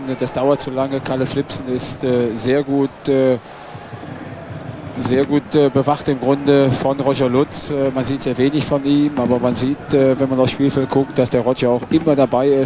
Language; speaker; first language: German; native; German